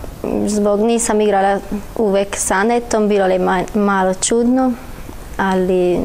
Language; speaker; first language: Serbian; non-native, local second language; Hungarian